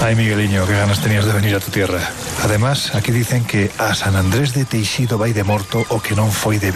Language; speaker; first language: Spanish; native; Spanish